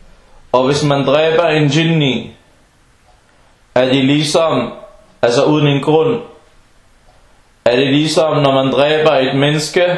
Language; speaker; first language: Danish; non-native, fluent; Arabic